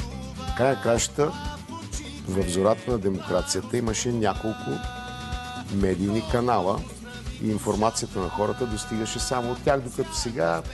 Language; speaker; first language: Bulgarian; native; Bulgarian